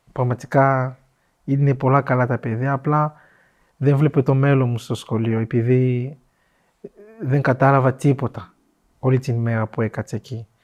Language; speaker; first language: Greek; non-native, fluent; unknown